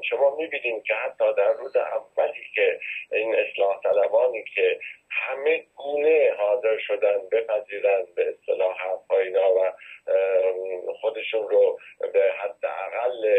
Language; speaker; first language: Persian; native; Persian